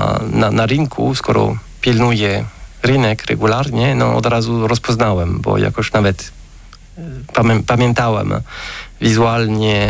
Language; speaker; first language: Polish; non-native, fluent; French